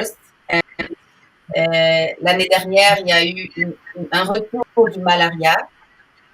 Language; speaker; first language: French; non-native, fluent; Portuguese